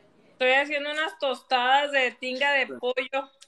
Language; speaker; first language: Spanish; early bilingual, heritage; Spanish